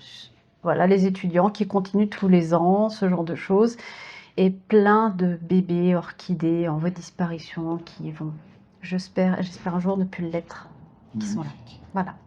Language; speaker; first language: French; native; French